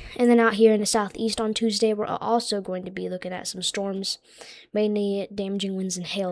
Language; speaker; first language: English; native; English